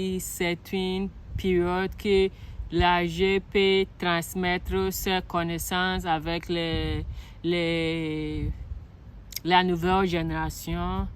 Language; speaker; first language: French; non-native, learner; Akan